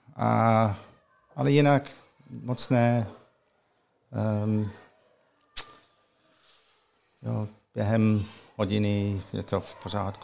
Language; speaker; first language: Czech; non-native, learner; English